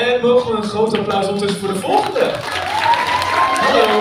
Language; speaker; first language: Dutch; native; Dutch